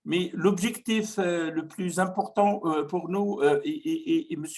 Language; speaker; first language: French; non-native, local second language; Arabic